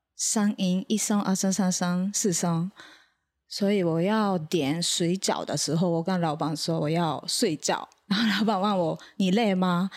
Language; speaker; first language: Chinese; non-native, fluent; Japanese